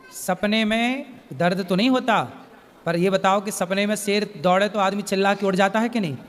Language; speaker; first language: Hindi; native; Hindi